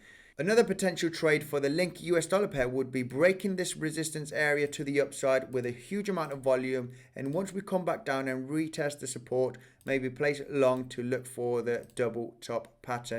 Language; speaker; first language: English; native; English